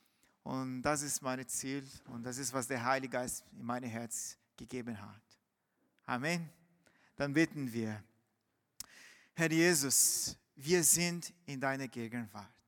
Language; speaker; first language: German; non-native, fluent; Portuguese